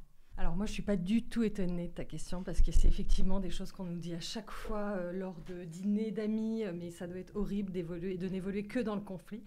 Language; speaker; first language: French; native; French